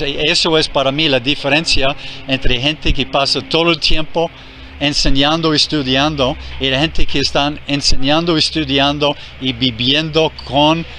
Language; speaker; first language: Spanish; non-native, fluent; English